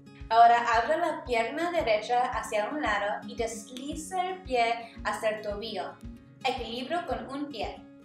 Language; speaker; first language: Spanish; non-native, learner; English